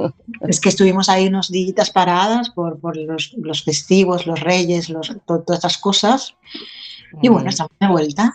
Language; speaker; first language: Spanish; native; Spanish